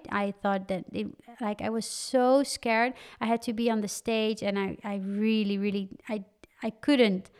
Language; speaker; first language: English; non-native, fluent; Dutch